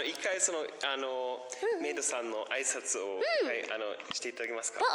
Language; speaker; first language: Japanese; non-native, fluent; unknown